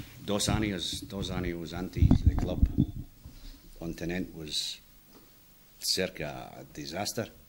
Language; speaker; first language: Spanish; non-native, learner; English